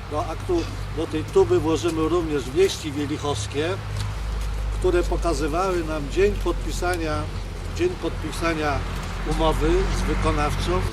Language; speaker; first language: Polish; native; Polish